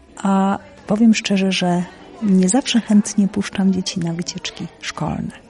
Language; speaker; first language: Polish; native; Polish